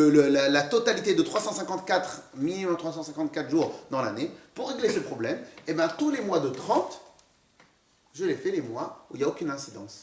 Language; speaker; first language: French; native; French